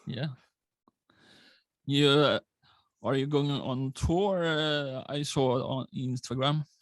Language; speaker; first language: English; non-native, learner; Swedish